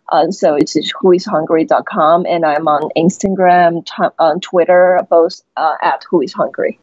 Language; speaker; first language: English; non-native, fluent; Chinese